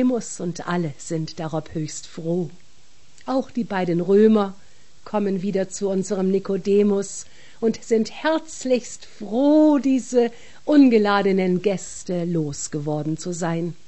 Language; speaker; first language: German; native; German